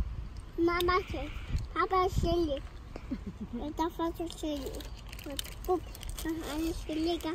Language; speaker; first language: German; early bilingual, other home language; Indonesian